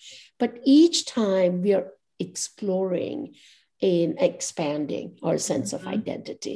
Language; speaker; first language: English; non-native, local second language; Gujarati